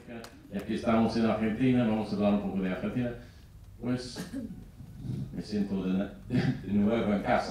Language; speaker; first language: Spanish; non-native, fluent; English